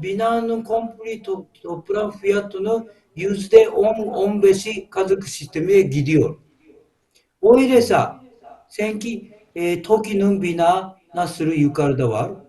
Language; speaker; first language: Turkish; non-native, learner; Japanese